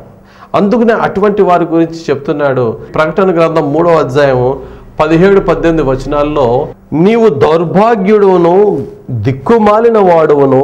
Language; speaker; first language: Telugu; native; Telugu